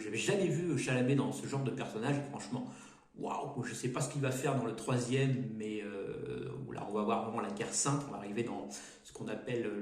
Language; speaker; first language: French; native; French